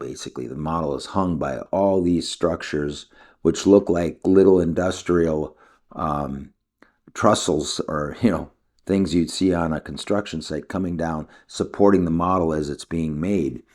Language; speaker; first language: English; native; English